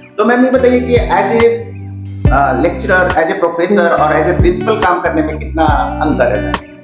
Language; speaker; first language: Hindi; native; Hindi